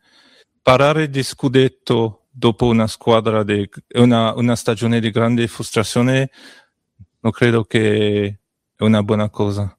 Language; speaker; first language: Italian; non-native, learner; French